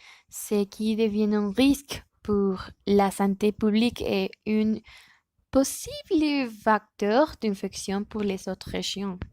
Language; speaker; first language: French; non-native, learner; Spanish